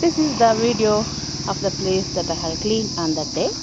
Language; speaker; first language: English; non-native, local second language; Kannada